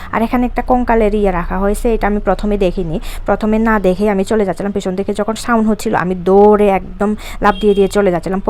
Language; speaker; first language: Bangla; non-native, local second language; Chakma